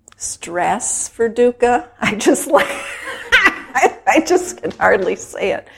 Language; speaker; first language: English; native; English